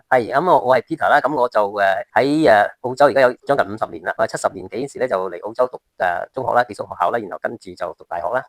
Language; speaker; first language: Cantonese; early bilingual, heritage; Cantonese